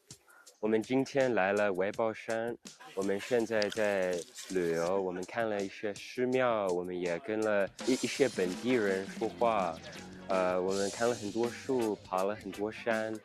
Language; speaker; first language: Chinese; non-native, learner; English